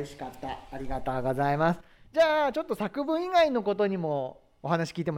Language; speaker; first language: Japanese; native; Japanese